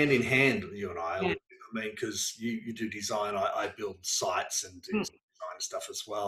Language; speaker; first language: English; native; English